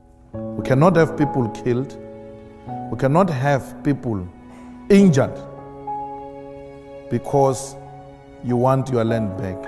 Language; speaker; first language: English; non-native, local second language; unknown